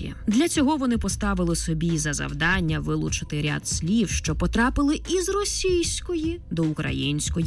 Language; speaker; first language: Ukrainian; native; Ukrainian